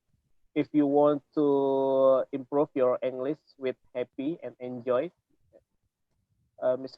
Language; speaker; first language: English; non-native, learner; Indonesian